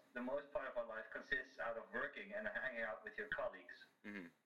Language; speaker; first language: English; non-native, fluent; Dutch